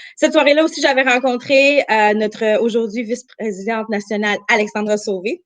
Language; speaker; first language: French; early bilingual, other home language; Armenian